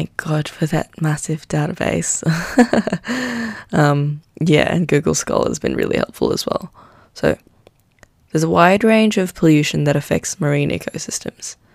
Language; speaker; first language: English; non-native, local second language; Filipino